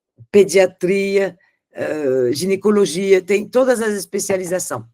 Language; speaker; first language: Portuguese; non-native, fluent; French